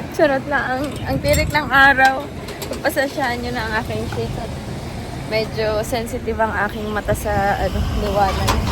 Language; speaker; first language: Filipino; non-native, local second language; Cebuano